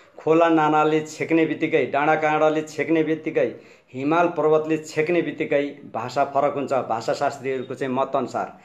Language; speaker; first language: Nepali; non-native, local second language; Limburgish